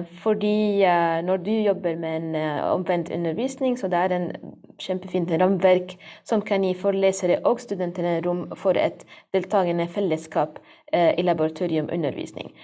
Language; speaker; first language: Norwegian; non-native, learner; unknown